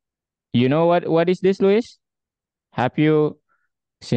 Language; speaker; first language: English; non-native, fluent; Indonesian